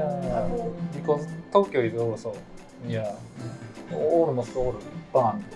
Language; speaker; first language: English; non-native, learner; Japanese